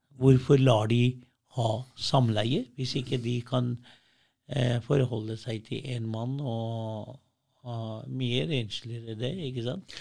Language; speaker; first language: Norwegian; early bilingual, other home language; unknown